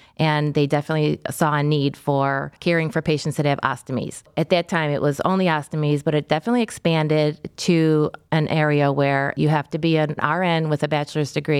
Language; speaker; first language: English; native; English